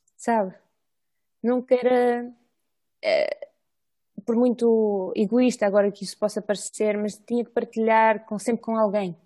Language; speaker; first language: Portuguese; non-native, fluent; Russian